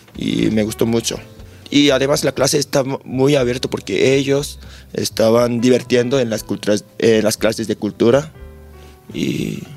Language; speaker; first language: Spanish; non-native, fluent; Korean